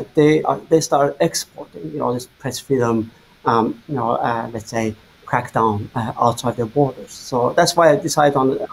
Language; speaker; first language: English; non-native, fluent; Azerbaijani